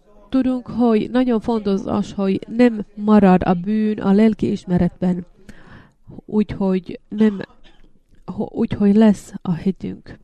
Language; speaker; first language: Hungarian; non-native, learner; Finnish